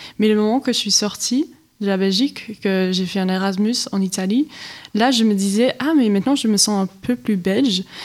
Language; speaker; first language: French; non-native, local second language; Dutch